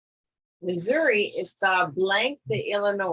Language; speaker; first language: Spanish; non-native, fluent; English